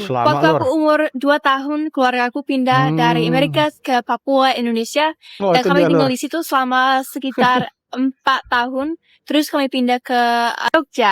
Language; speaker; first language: Indonesian; early bilingual, other home language; English